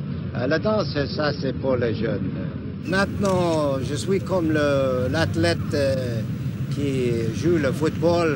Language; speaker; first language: French; non-native, learner; English